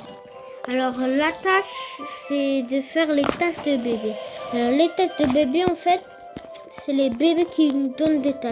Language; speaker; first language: French; non-native, fluent; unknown